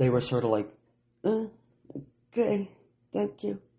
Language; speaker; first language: English; native; English